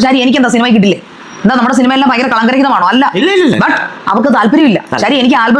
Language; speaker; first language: Malayalam; native; Malayalam